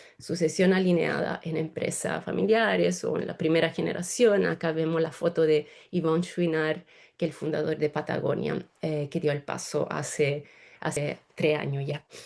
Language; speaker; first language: Spanish; non-native, fluent; Italian